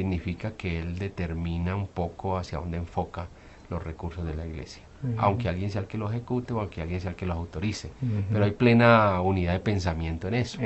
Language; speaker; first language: Spanish; native; Spanish